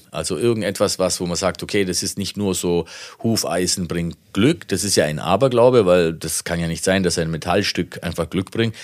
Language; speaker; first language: German; non-native, fluent; Italian